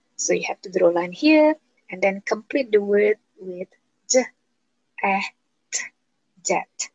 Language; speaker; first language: English; non-native, fluent; Indonesian